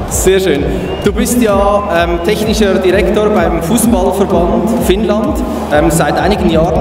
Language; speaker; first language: German; native; German